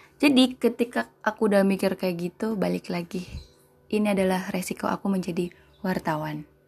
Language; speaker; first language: Indonesian; non-native, local second language; Sundanese